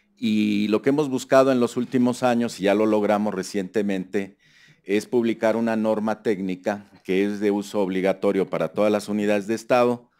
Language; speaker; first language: Spanish; native; Spanish